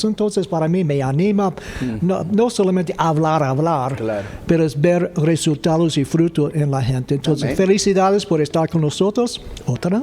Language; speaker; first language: Spanish; non-native, fluent; English